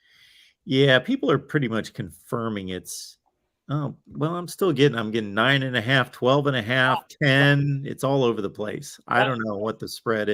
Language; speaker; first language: English; native; English